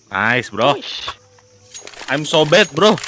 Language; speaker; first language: English; non-native, learner; Sundanese